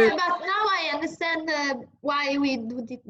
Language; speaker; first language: English; non-native, learner; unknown